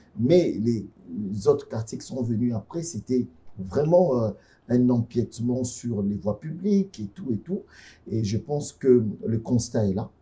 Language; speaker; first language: French; non-native, local second language; Lingala